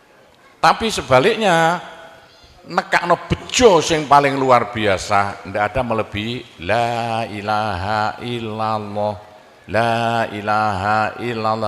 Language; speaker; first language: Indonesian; non-native, local second language; Javanese